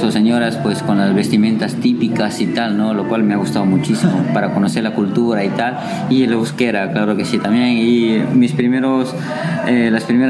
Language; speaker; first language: Spanish; native; Spanish